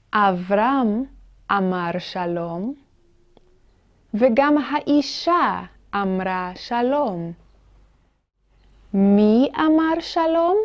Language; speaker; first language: Hebrew; non-native, fluent; English